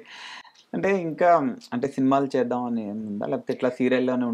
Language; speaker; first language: Telugu; native; Telugu